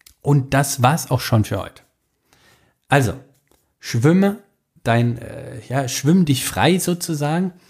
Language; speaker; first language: German; native; German